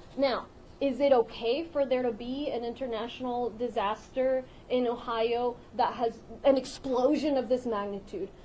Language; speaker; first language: English; early bilingual, other home language; Spanish